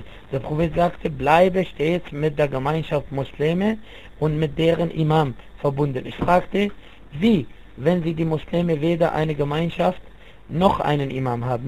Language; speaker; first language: German; non-native, fluent; Arabic